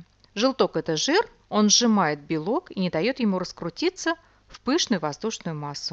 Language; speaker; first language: Russian; native; Russian